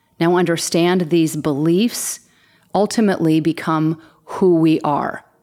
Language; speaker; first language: English; native; English